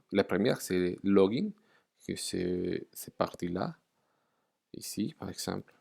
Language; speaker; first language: French; non-native, fluent; Spanish